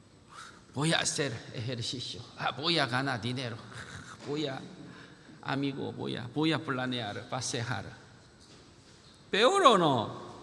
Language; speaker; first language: Spanish; non-native, learner; Korean